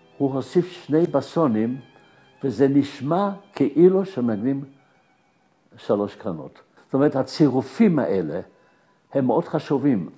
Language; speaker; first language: Hebrew; early bilingual, other home language; German